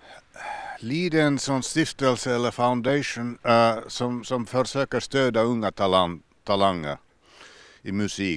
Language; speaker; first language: Swedish; non-native, local second language; Finnish